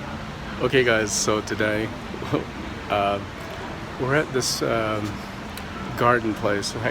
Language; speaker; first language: English; native; English